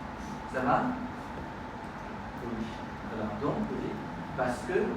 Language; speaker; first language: French; non-native, fluent; Khmer